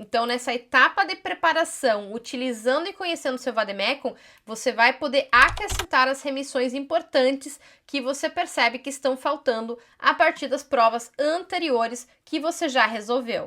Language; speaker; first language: Portuguese; native; Portuguese